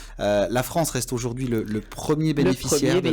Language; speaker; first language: French; native; French